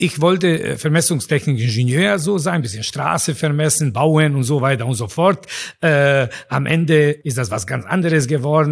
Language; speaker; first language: German; non-native, fluent; Croatian